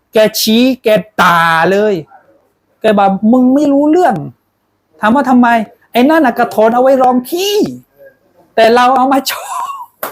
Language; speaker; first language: Thai; non-native, local second language; Pattani Malay